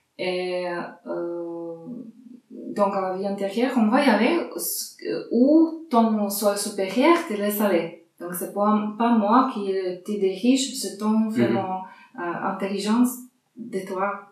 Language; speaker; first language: French; non-native, fluent; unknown